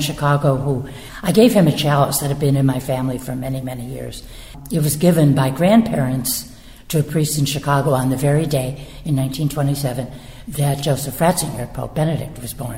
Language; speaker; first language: English; native; English